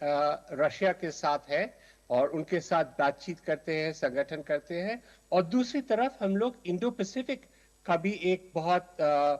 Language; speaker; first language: Hindi; native; Hindi